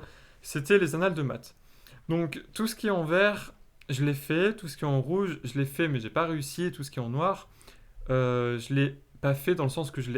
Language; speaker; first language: French; native; French